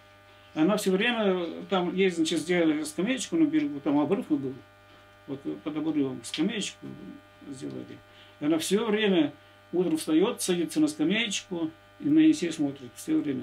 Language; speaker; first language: Russian; native; Russian